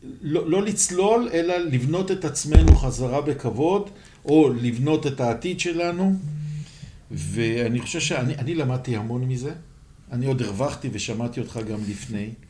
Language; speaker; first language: Hebrew; native; Hebrew